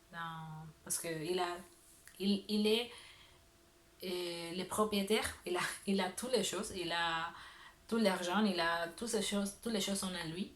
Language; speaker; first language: French; non-native, learner; Spanish